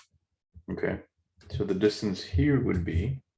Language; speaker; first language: English; native; English